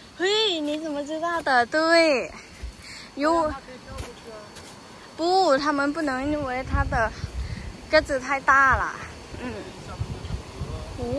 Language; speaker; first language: Chinese; non-native, learner; Thai